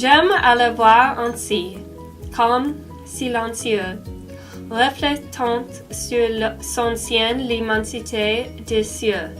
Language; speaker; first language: French; non-native, learner; English